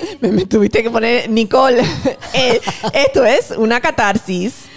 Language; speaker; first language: Spanish; early bilingual, heritage; Spanish